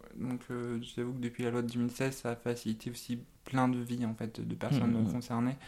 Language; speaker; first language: French; native; French